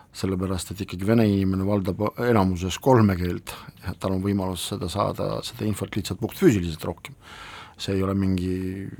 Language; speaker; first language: Estonian; non-native, local second language; Russian